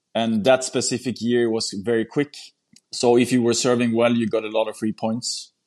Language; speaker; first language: English; non-native, fluent; Swedish